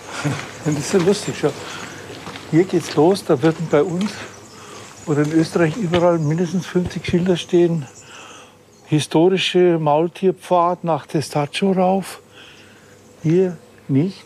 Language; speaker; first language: German; native; German